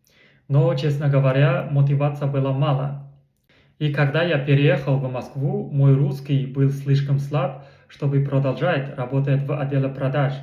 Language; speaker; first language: Russian; non-native, learner; Kazakh